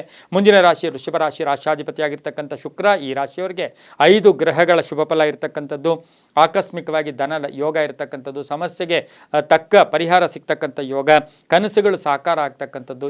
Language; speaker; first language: Kannada; native; Kannada